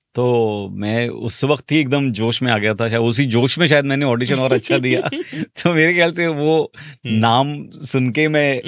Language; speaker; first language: Hindi; native; Hindi